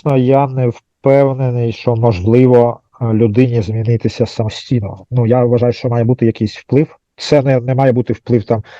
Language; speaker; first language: Ukrainian; native; Ukrainian